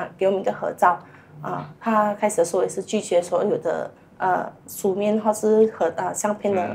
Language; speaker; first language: Chinese; native; Chinese